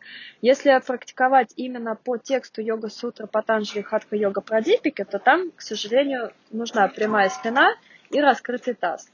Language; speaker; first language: Russian; native; Russian